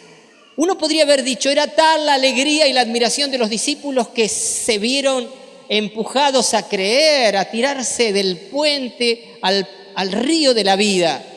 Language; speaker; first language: Spanish; native; Spanish